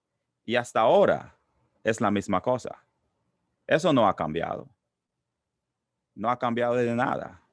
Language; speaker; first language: Spanish; non-native, local second language; English